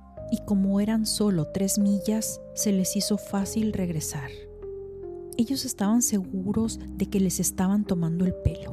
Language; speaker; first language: Spanish; native; Spanish